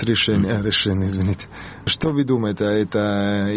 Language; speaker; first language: Russian; non-native, learner; Italian